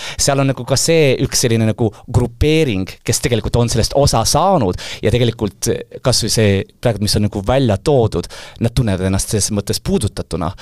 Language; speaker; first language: Estonian; non-native, local second language; Russian